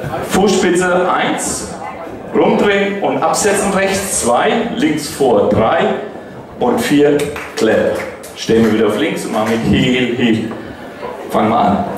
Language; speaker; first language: German; native; German